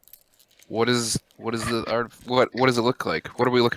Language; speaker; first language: English; native; English